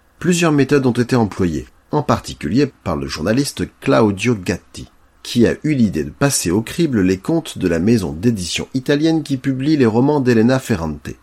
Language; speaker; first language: French; native; French